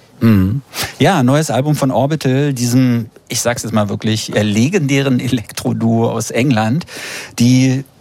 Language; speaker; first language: German; native; German